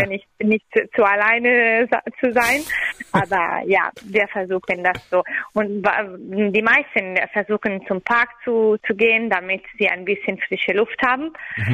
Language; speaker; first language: German; non-native, learner; Italian